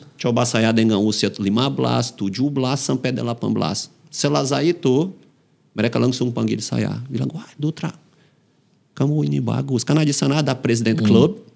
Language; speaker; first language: Indonesian; non-native, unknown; Portuguese